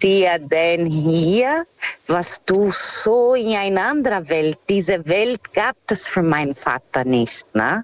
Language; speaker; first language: German; non-native, fluent; Portuguese